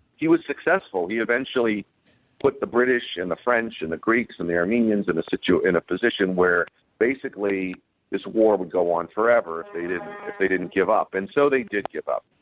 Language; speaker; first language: English; native; English